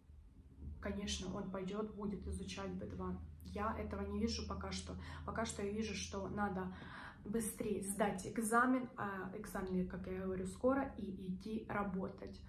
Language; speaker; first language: Russian; native; Russian